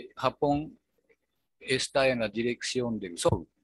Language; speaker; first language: Spanish; non-native, fluent; Japanese